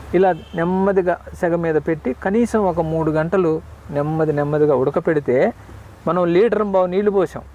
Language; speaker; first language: Telugu; non-native, local second language; Koya